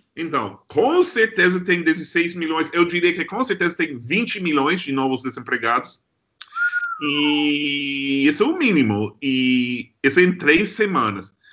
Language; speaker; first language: Portuguese; non-native, fluent; English